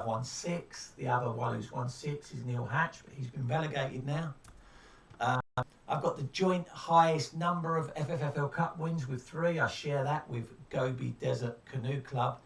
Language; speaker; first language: English; native; English